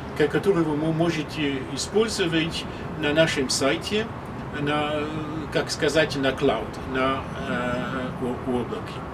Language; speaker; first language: Russian; non-native, fluent; French